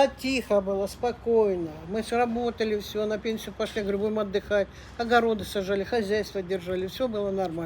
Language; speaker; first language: Russian; native; Russian